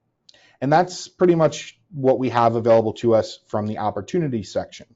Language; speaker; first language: English; native; English